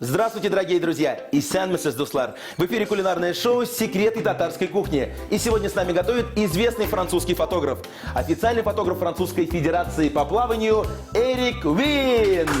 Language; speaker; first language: Russian; native; Russian